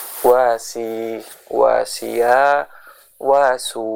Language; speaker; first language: Arabic; non-native, fluent; Indonesian